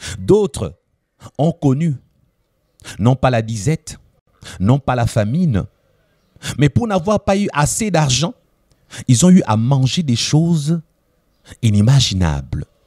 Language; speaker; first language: French; non-native, local second language; Lingala